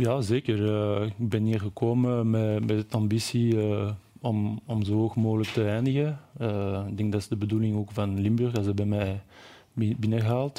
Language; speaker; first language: Dutch; non-native, local second language; French